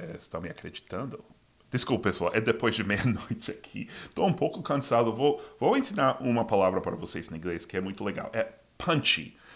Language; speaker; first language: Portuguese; non-native, fluent; English